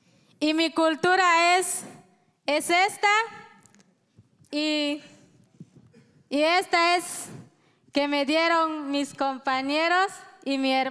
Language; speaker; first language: Spanish; non-native, local second language; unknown